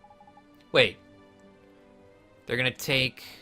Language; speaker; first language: English; native; English